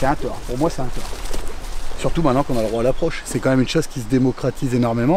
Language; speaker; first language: French; native; French